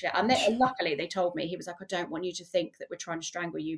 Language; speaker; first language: English; native; English